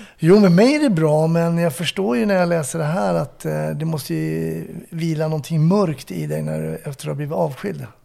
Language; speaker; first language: Swedish; native; Swedish